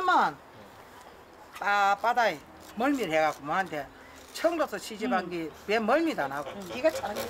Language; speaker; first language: Korean; native; Korean